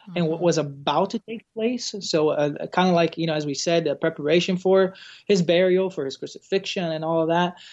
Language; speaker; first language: English; non-native, fluent; Portuguese